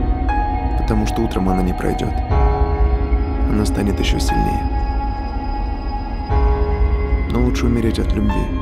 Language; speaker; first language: Russian; native; Russian